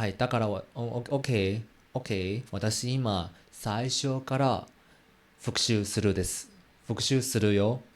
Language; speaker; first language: Japanese; non-native, learner; Chinese